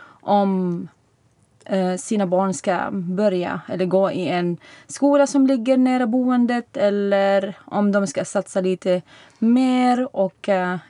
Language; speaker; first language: Swedish; non-native, fluent; Arabic